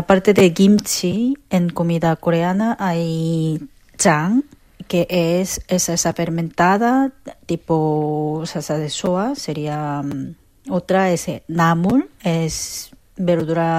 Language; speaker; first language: Spanish; non-native, learner; Korean